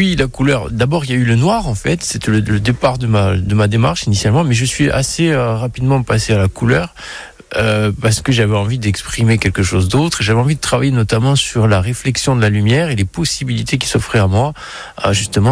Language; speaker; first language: French; native; French